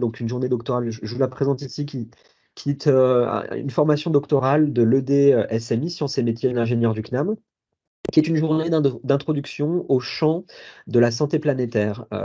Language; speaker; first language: French; native; French